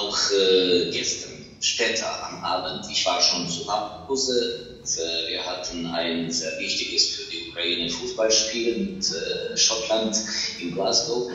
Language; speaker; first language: German; non-native, fluent; Ukrainian